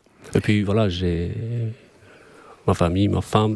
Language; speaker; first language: French; non-native, fluent; Albanian